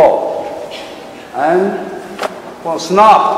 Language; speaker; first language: English; non-native, learner; Japanese